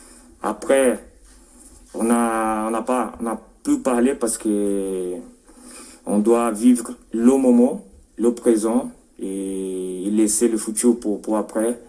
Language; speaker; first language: French; non-native, fluent; Portuguese